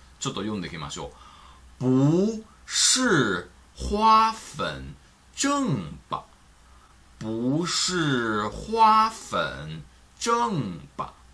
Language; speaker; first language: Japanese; non-native, fluent; Chinese